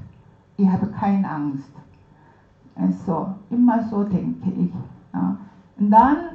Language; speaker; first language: German; non-native, learner; Korean